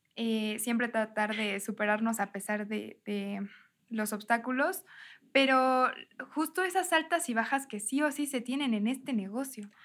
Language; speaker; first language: Spanish; native; Spanish